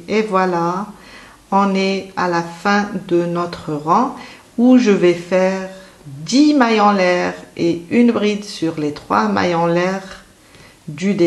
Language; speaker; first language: French; native; French